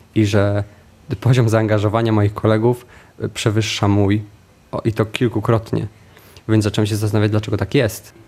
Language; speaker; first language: Polish; native; Polish